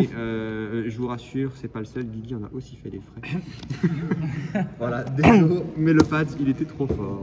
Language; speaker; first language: French; native; French